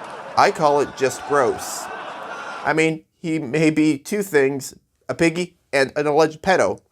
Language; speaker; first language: English; native; English